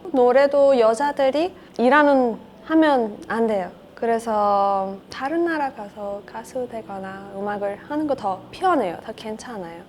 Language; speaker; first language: Korean; non-native, learner; Persian